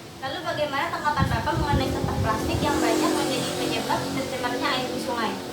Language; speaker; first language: Indonesian; native; Indonesian